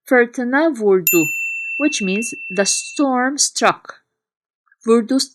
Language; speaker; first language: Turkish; non-native, fluent; Arabic